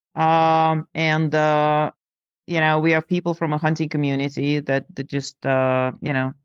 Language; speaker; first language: English; non-native, fluent; Lithuanian